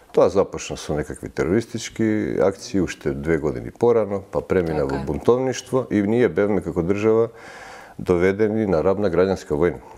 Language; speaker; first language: Macedonian; early bilingual, heritage; Macedonian